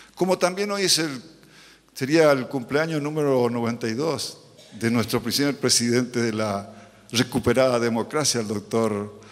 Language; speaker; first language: Spanish; native; Spanish